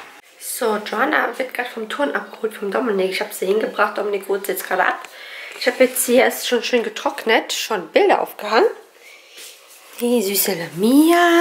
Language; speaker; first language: German; native; German